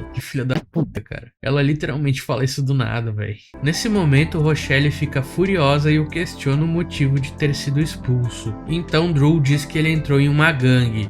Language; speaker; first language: Portuguese; native; Portuguese